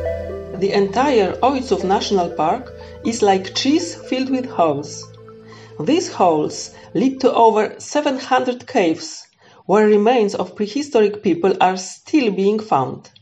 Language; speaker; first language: English; non-native, fluent; Polish